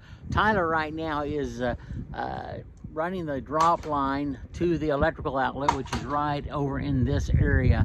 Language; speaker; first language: English; native; English